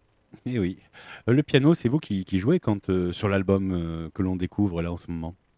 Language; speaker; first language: French; native; French